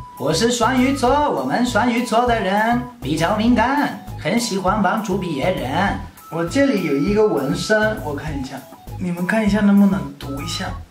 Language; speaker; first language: Chinese; non-native, fluent; Spanish